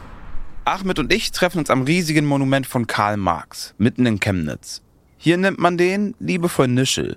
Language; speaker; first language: German; native; German